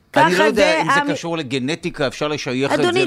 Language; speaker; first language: Hebrew; native; Hebrew